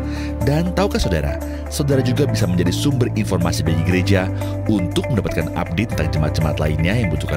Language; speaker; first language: Indonesian; native; Indonesian